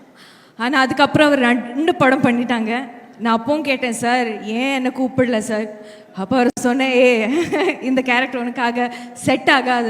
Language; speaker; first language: Tamil; non-native, learner; Malayalam